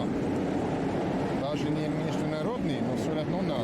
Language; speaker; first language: Russian; non-native, learner; English